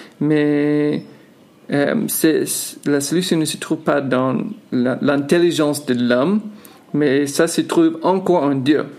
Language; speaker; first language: French; non-native, fluent; English